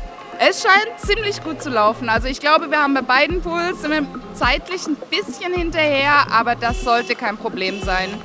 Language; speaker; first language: German; native; German